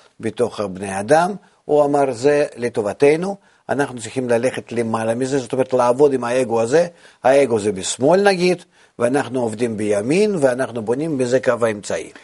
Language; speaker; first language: Hebrew; non-native, fluent; Russian